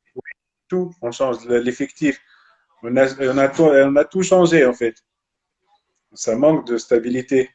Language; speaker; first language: French; non-native, local second language; Arabic